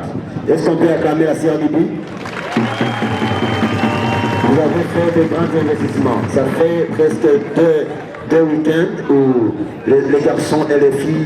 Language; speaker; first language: French; non-native, local second language; Rundi